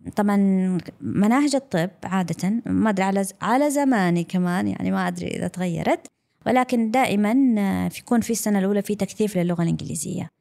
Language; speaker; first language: Arabic; non-native, local second language; English